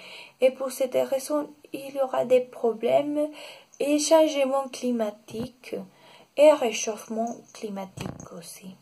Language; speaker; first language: French; non-native, learner; Spanish